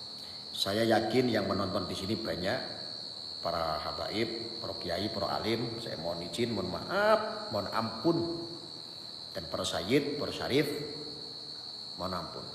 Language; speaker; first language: Indonesian; non-native, local second language; Javanese